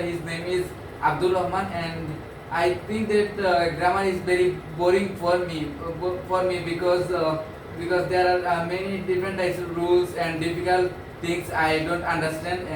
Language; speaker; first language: English; non-native, learner; Bangla